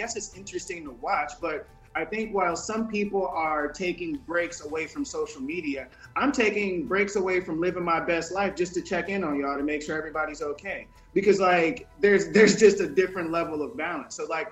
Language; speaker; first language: English; native; English